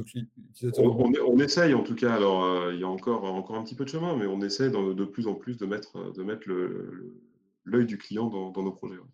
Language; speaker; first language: French; native; French